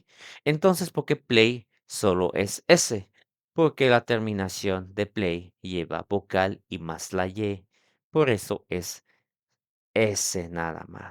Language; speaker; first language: Spanish; non-native, local second language; Tzeltal